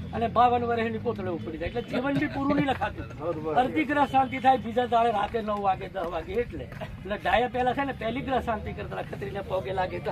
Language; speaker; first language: Gujarati; non-native, local second language; Rathawi